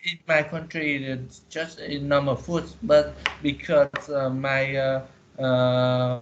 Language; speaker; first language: English; non-native, learner; Vietnamese